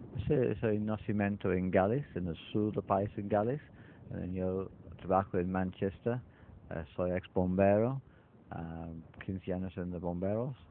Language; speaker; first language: Spanish; non-native, learner; English